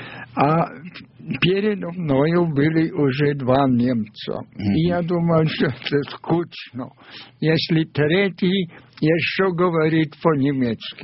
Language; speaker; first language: Russian; non-native, fluent; German